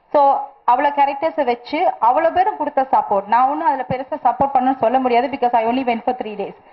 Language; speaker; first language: Tamil; native; Tamil